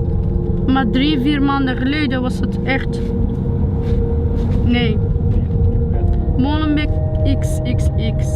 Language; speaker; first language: Dutch; non-native, local second language; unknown